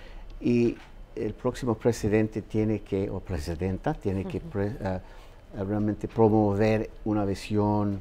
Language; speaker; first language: Spanish; non-native, fluent; English